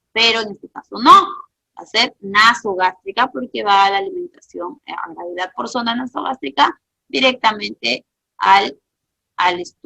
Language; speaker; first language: Spanish; native; Spanish